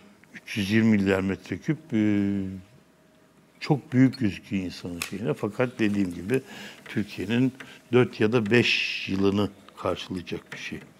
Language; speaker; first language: Turkish; native; Turkish